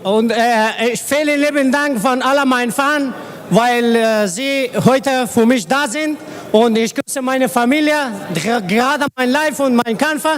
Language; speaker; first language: German; non-native, learner; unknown